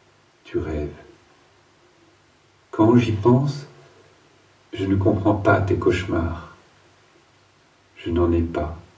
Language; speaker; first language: French; native; French